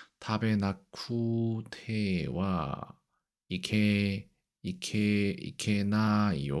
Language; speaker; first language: Japanese; non-native, learner; Korean